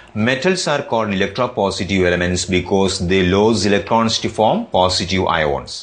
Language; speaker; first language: English; non-native, local second language; Malayalam